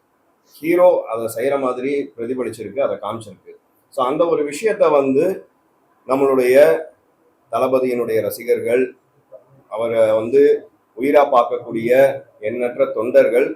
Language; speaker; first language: Tamil; native; Tamil